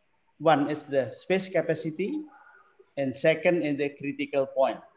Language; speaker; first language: English; non-native, learner; Indonesian